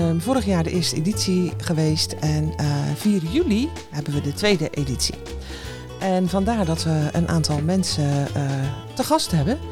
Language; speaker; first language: Dutch; native; Dutch